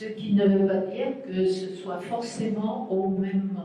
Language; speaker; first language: French; non-native, fluent; Spanish